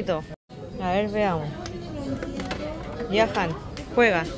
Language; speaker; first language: Spanish; native; Spanish